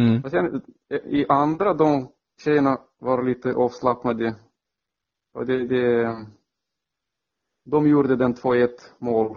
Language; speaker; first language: Swedish; non-native, fluent; Romanian